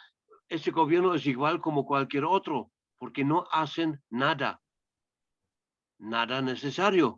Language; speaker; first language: Spanish; non-native, fluent; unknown